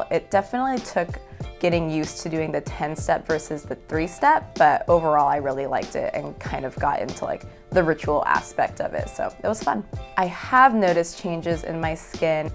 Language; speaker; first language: English; native; English